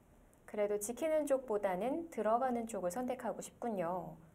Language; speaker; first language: Korean; native; Korean